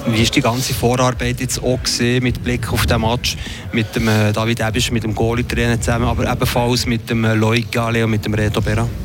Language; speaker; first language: German; native; German